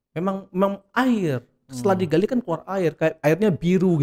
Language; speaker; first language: Indonesian; native; Indonesian